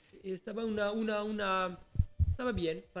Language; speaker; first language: Spanish; non-native, learner; French